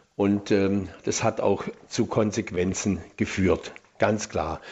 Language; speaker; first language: German; native; German